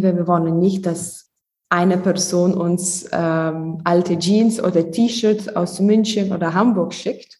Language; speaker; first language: German; non-native, fluent; Lithuanian